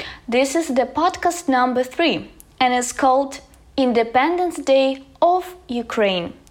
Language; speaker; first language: English; non-native, fluent; Ukrainian